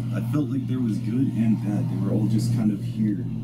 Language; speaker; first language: English; native; English